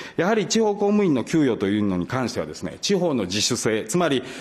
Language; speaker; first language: Japanese; native; Japanese